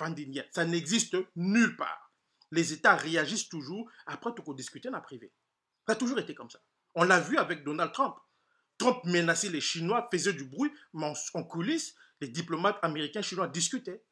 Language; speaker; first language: French; non-native, local second language; Lingala